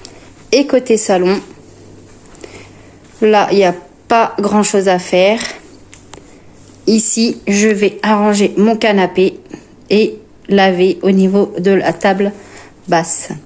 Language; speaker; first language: French; native; French